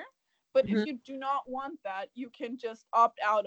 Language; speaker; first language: English; non-native, fluent; German